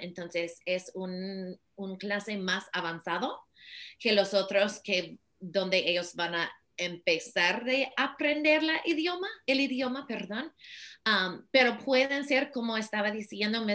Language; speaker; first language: Spanish; non-native, fluent; English